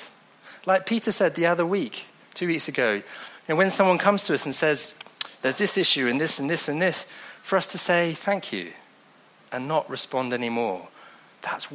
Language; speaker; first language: English; native; English